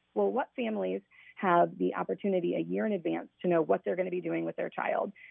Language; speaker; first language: English; native; English